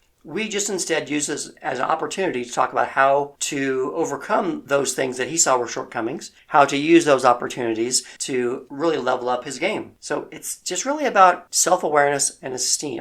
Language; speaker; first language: English; native; English